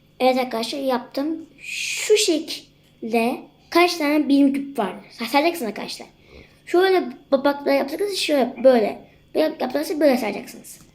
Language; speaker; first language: Turkish; native; Turkish